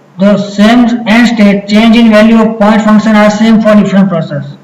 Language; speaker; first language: English; non-native, local second language; Gujarati